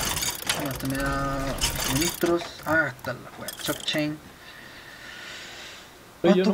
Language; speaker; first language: Spanish; native; Spanish